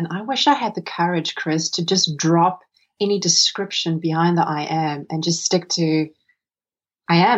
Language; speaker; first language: English; non-native, local second language; Afrikaans